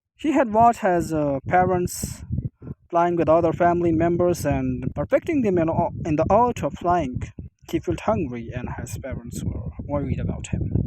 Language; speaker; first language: English; non-native, local second language; Urdu